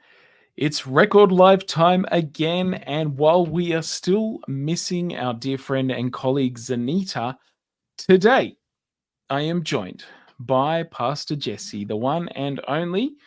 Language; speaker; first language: English; native; English